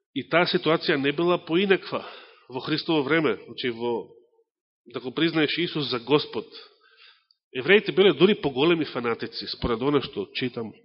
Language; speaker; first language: Macedonian; native; Macedonian